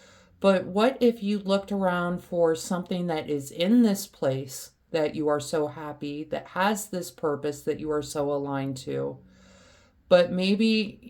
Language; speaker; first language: English; native; English